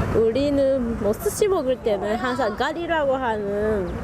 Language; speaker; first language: Korean; non-native, fluent; Japanese